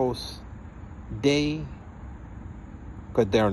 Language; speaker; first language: Spanish; non-native, learner; English